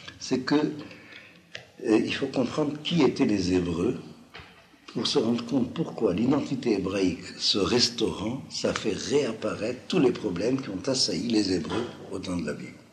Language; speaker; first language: French; non-native, local second language; Arabic